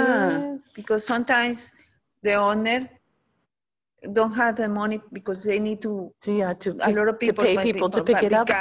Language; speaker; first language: English; non-native, learner; Spanish